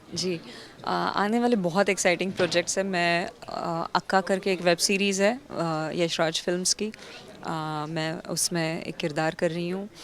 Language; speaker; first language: Hindi; non-native, local second language; Marathi